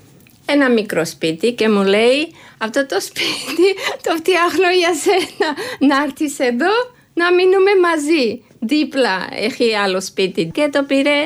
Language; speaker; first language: Greek; non-native, learner; Georgian